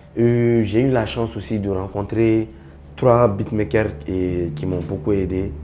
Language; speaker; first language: French; non-native, local second language; Tamasheq